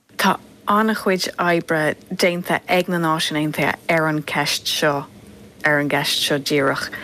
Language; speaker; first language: Irish; non-native, local second language; English